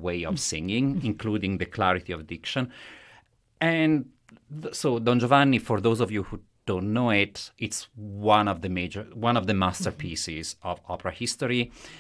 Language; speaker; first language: English; non-native, fluent; Italian